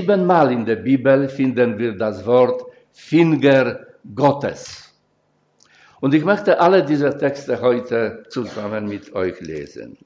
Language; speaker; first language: German; non-native, fluent; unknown